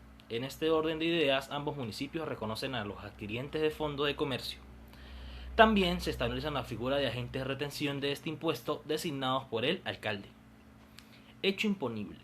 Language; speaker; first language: Spanish; native; Spanish